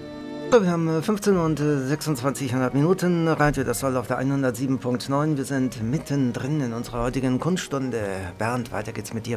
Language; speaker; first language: German; native; German